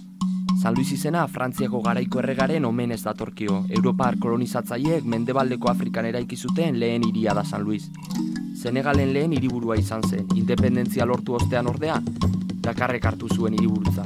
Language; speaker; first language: Basque; native; Basque